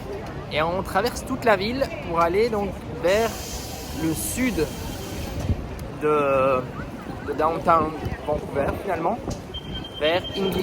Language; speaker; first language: French; native; French